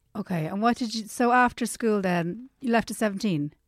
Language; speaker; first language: English; native; English